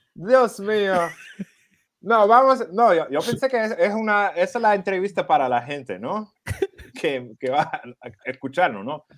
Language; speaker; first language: Spanish; non-native, learner; Ukrainian